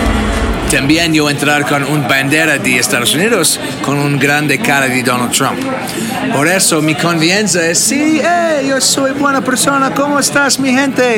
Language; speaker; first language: Spanish; non-native, learner; English